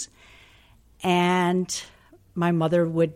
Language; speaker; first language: English; native; English